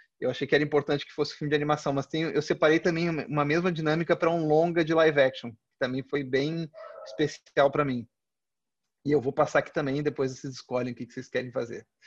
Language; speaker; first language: Portuguese; early bilingual, other home language; Spanish